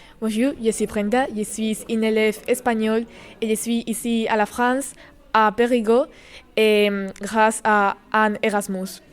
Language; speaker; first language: French; non-native, learner; Spanish